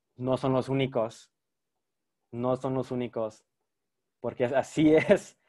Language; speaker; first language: Spanish; early bilingual, heritage; Spanish